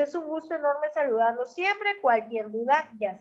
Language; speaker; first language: Spanish; native; Spanish